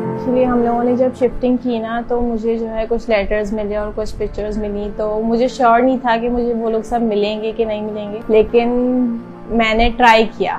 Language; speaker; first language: Urdu; native; Urdu